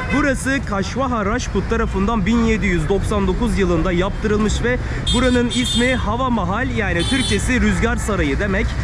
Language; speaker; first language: Turkish; native; Turkish